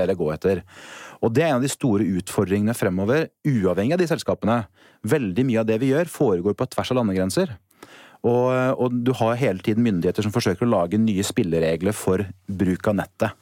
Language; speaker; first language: Norwegian; native; Norwegian